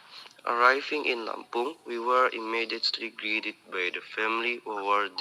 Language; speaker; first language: English; non-native, learner; Indonesian